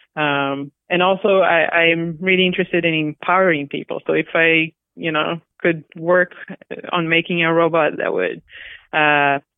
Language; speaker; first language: English; non-native, fluent; Portuguese